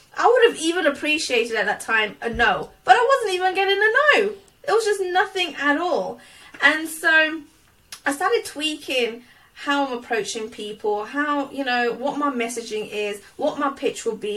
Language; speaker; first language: English; native; English